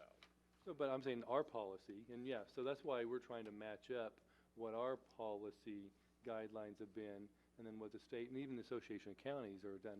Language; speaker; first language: English; native; English